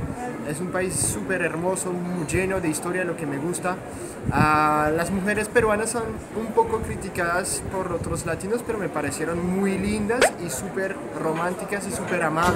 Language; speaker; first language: Spanish; non-native, fluent; French